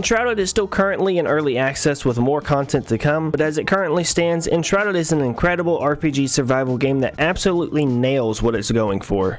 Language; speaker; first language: English; native; English